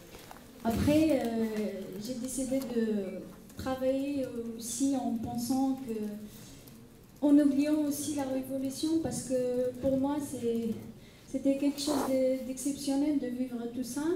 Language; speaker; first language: French; non-native, local second language; Arabic